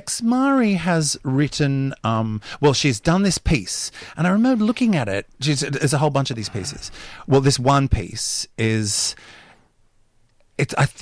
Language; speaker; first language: English; native; English